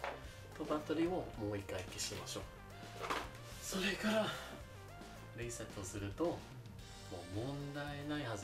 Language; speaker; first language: Japanese; non-native, learner; English